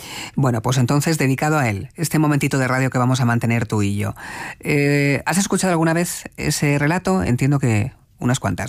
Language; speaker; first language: Spanish; native; Spanish